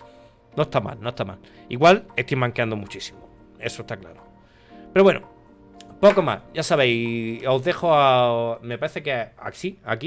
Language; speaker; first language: Spanish; native; Spanish